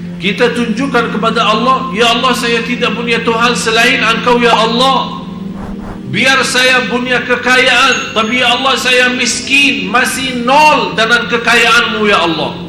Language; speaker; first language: Indonesian; non-native, fluent; Arabic